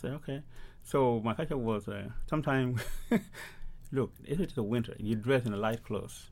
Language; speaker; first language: English; early bilingual, other home language; Arabic